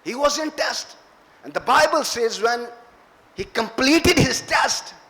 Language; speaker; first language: English; non-native, local second language; Urdu